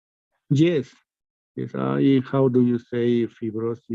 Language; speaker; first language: English; non-native, learner; Spanish